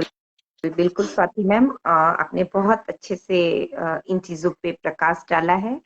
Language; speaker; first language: Hindi; native; Hindi